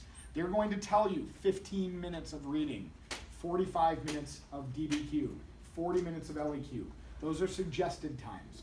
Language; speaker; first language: English; native; English